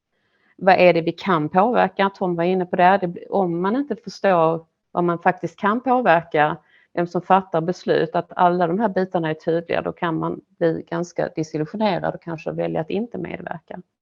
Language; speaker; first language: Swedish; native; Swedish